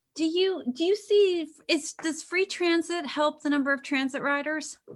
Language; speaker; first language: English; native; English